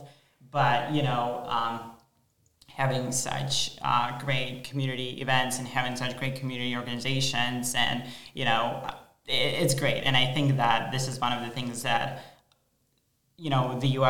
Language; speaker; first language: English; non-native, fluent; Ukrainian